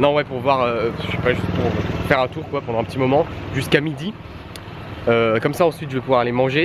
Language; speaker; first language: French; native; French